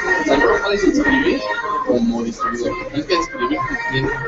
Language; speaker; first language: Spanish; native; Spanish